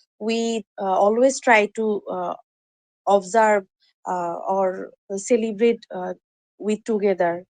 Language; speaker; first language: English; non-native, learner; Bangla